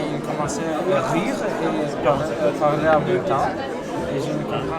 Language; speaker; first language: French; non-native, learner; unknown